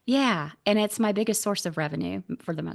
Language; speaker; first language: English; native; English